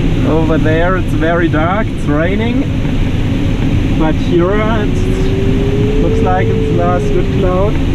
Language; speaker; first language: English; non-native, fluent; German